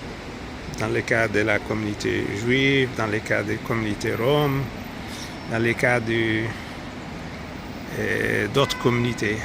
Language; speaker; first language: French; non-native, fluent; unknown